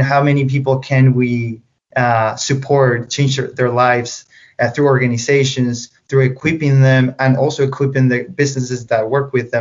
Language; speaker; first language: English; non-native, fluent; Spanish